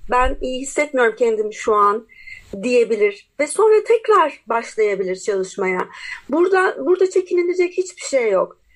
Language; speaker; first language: Turkish; native; Turkish